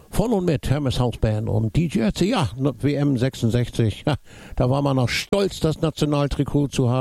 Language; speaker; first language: German; native; German